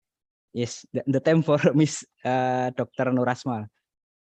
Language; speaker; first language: English; non-native, learner; Indonesian